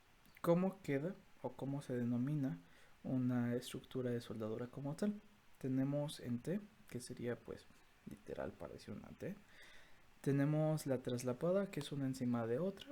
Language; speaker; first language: Spanish; native; Spanish